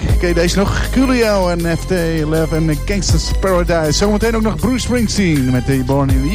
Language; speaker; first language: Dutch; native; Dutch